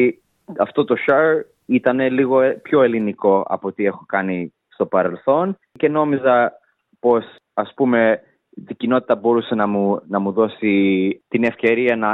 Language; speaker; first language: Greek; early bilingual, heritage; English